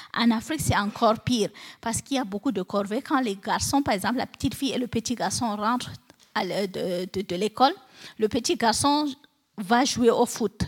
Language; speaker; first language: French; non-native, local second language; Fula